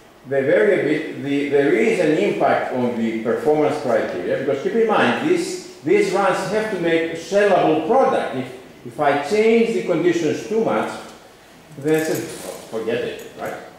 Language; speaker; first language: English; non-native, fluent; Greek